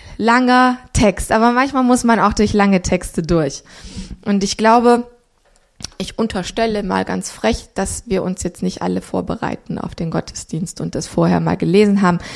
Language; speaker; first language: German; early bilingual, other home language; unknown